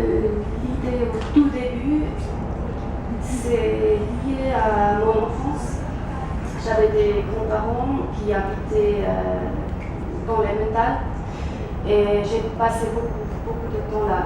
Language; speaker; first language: French; non-native, local second language; German